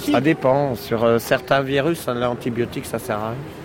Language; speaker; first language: French; native; French